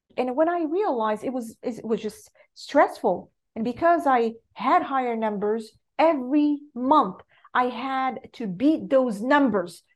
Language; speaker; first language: English; non-native, fluent; Arabic